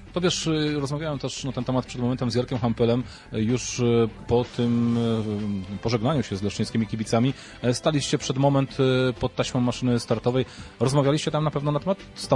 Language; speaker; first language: Polish; native; Polish